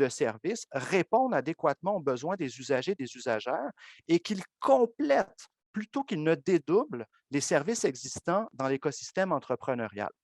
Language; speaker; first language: French; native; French